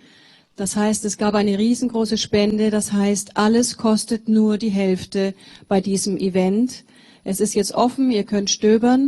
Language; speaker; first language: German; native; German